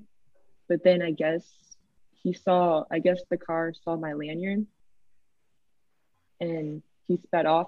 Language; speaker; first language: English; native; English